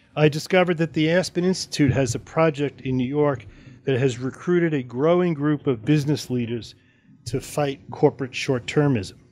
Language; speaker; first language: English; native; English